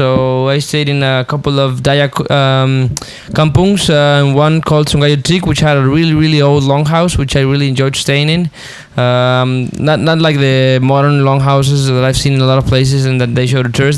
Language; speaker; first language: English; non-native, fluent; Spanish